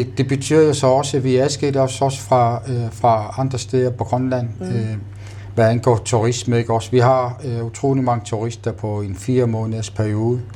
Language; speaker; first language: Danish; non-native, local second language; Kalaallisut